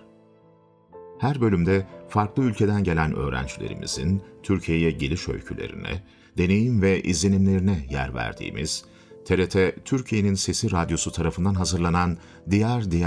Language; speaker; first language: Turkish; native; Turkish